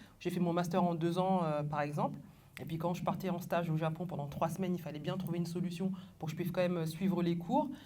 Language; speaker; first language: French; early bilingual, other home language; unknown